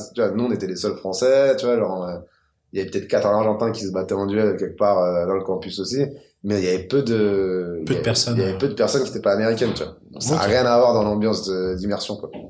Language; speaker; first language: French; native; French